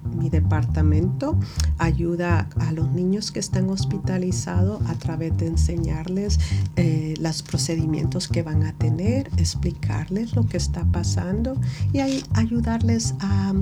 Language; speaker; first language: Spanish; native; Spanish